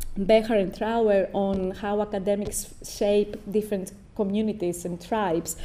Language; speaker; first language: English; non-native, fluent; Greek